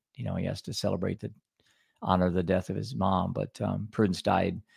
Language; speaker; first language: English; native; English